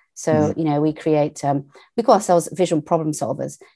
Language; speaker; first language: English; native; English